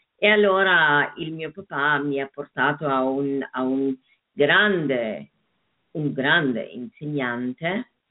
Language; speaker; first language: Italian; non-native, fluent; German